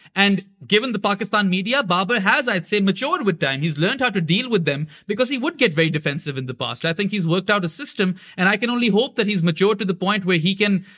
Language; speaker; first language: English; non-native, local second language; Urdu